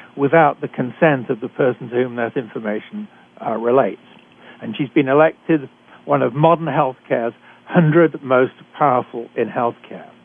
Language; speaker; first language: English; native; English